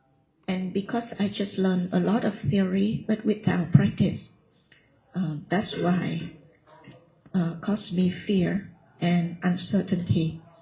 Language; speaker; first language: English; non-native, learner; Vietnamese